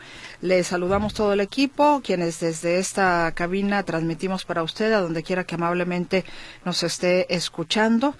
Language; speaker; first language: Spanish; native; Spanish